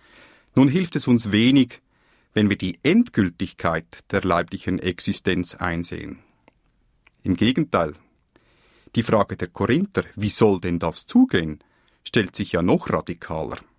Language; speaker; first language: German; native; German